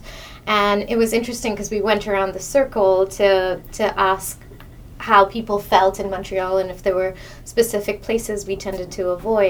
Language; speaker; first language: English; non-native, local second language; Hindi